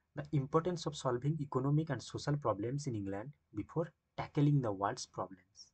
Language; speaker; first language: English; non-native, local second language; Bangla